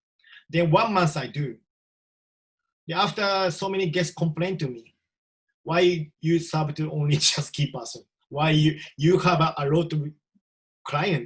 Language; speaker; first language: English; non-native, learner; Japanese